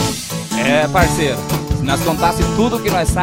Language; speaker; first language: Portuguese; native; Portuguese